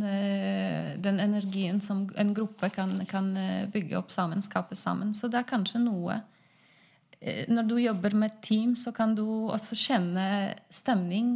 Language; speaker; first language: Norwegian; non-native, fluent; Polish